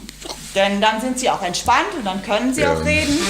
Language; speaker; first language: German; native; German